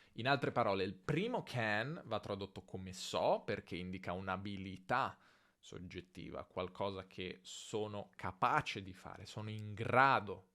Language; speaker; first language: Italian; native; Italian